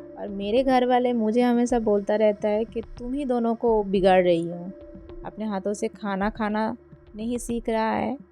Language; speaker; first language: Hindi; non-native, local second language; Bangla